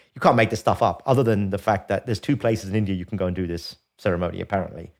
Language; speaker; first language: English; native; English